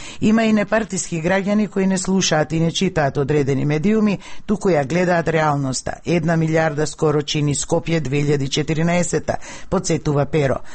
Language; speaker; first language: Macedonian; native; Macedonian